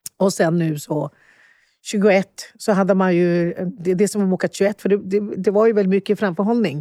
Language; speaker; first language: Swedish; early bilingual, other home language; Spanish